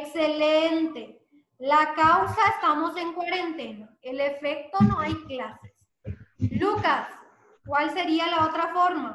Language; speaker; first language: Spanish; native; Spanish